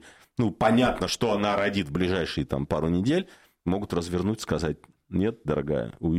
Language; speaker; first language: Russian; native; Russian